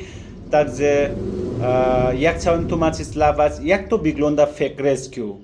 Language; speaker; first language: Polish; non-native, learner; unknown